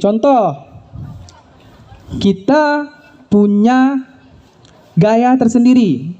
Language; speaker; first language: Indonesian; native; Indonesian